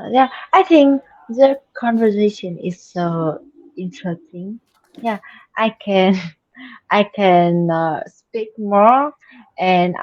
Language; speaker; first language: English; non-native, learner; Vietnamese